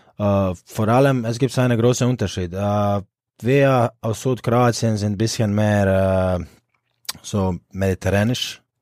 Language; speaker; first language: German; non-native, fluent; Croatian